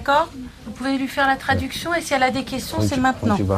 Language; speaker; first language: French; native; French